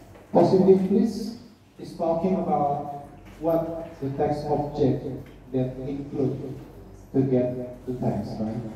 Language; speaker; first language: English; non-native, fluent; Indonesian